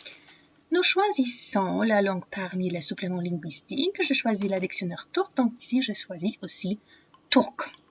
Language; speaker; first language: French; non-native, fluent; Polish